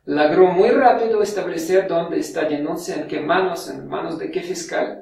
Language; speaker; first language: Spanish; non-native, fluent; Russian